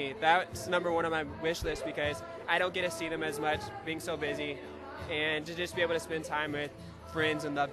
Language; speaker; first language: English; native; English